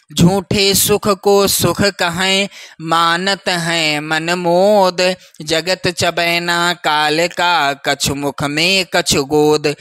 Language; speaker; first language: Hindi; native; Hindi